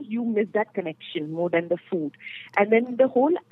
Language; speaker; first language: English; non-native, local second language; Hindi